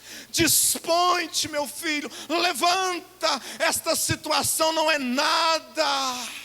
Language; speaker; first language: Portuguese; native; Portuguese